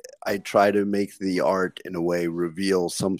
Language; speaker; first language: English; native; English